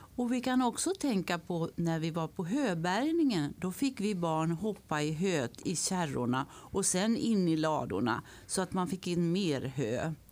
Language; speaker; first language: Swedish; native; Swedish